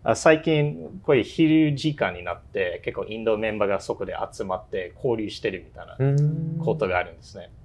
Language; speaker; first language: Japanese; non-native, fluent; English